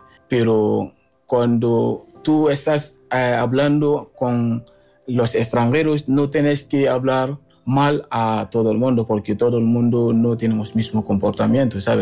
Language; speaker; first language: Spanish; non-native, learner; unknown